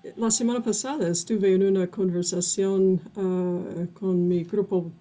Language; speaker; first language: Spanish; non-native, fluent; English